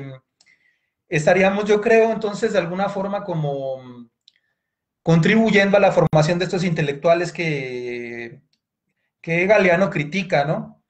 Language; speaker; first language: Spanish; native; Spanish